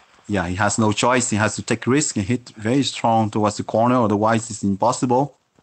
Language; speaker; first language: English; non-native, fluent; French